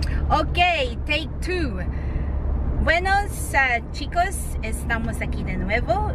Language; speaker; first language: Spanish; non-native, learner; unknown